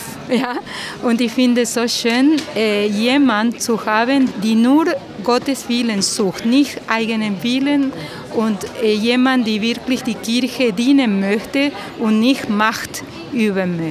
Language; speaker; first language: German; non-native, fluent; Spanish